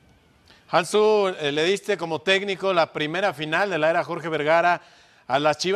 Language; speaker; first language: Spanish; native; Spanish